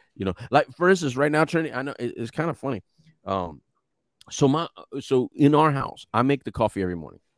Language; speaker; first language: English; native; English